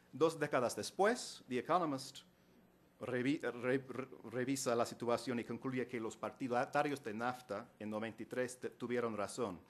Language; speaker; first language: Spanish; non-native, fluent; English